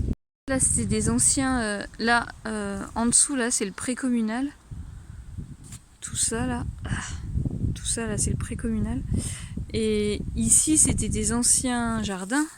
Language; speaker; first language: French; native; French